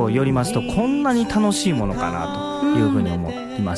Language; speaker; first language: Japanese; native; Japanese